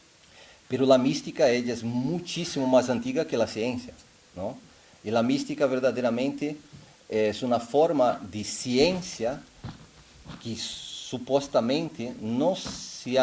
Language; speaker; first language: Spanish; non-native, fluent; Portuguese